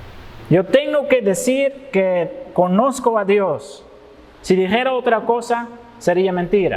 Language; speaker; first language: Spanish; non-native, fluent; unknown